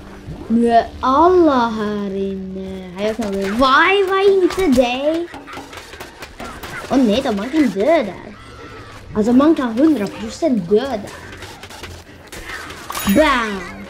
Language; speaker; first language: Swedish; non-native, learner; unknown